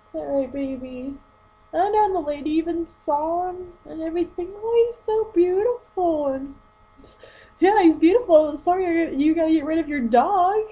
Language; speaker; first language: English; native; English